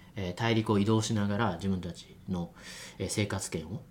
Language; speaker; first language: Japanese; non-native, fluent; Chinese